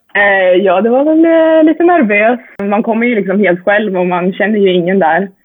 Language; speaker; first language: Swedish; native; Swedish